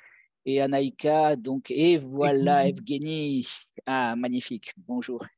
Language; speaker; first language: French; native; French